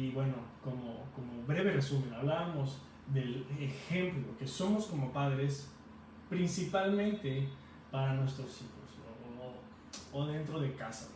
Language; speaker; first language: Spanish; native; Spanish